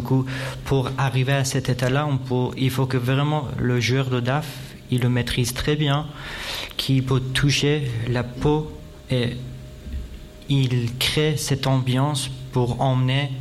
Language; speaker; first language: French; non-native, fluent; Persian